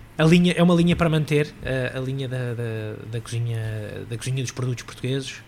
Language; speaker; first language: Portuguese; native; Portuguese